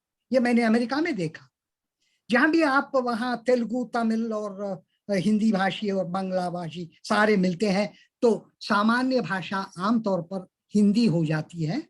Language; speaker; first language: Hindi; native; Hindi